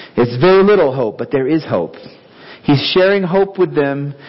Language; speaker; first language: English; native; English